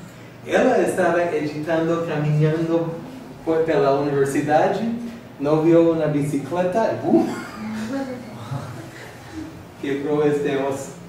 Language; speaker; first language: Portuguese; non-native, fluent; English